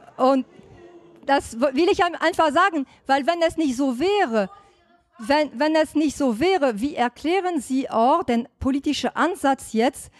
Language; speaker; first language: German; non-native, fluent; French